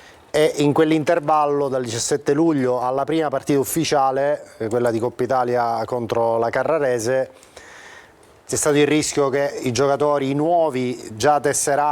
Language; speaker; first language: Italian; native; Italian